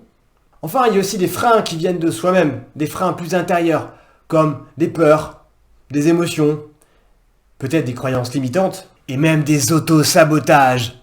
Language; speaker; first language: French; native; French